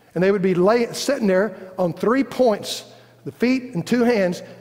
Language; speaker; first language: English; native; English